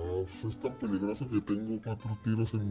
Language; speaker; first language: Spanish; native; Spanish